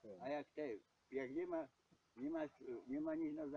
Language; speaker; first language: Polish; native; Polish